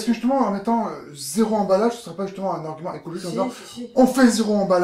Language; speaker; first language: French; native; French